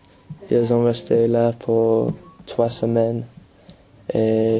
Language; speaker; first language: French; non-native, learner; English